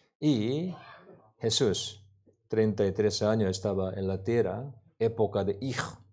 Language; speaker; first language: Spanish; non-native, learner; Korean